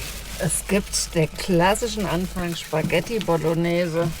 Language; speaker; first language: German; native; German